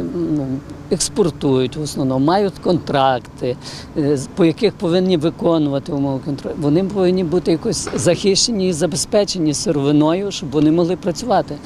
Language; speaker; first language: Ukrainian; non-native, fluent; French